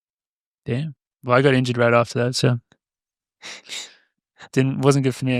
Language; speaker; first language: English; native; English